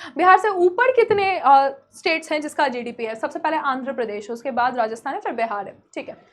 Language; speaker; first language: Hindi; native; Hindi